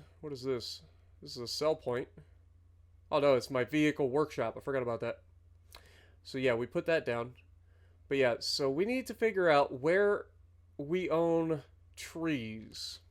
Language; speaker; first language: English; native; English